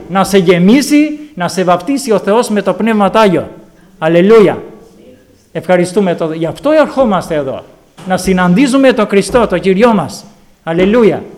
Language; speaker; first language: Greek; non-native, fluent; Albanian